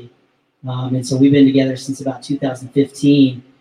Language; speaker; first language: English; native; English